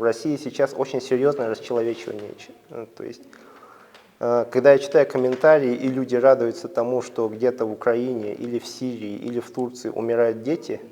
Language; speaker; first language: Russian; native; Russian